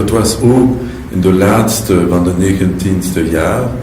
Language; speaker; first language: Dutch; non-native, local second language; French